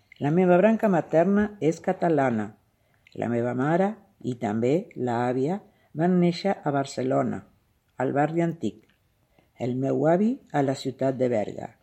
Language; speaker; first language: Catalan; non-native, fluent; Spanish